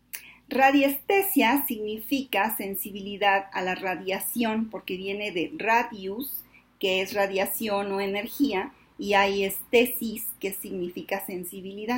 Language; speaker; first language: Spanish; native; Spanish